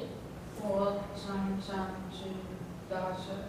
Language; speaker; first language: Chinese; non-native, learner; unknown